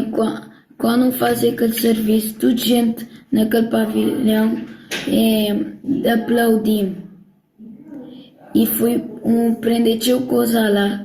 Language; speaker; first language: Portuguese; non-native, local second language; Kabuverdianu